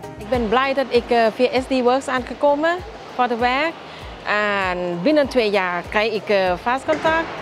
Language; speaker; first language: Dutch; non-native, learner; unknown